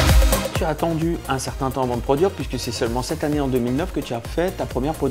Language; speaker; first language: French; native; French